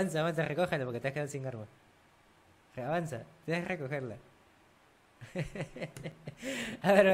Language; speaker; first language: Spanish; native; Spanish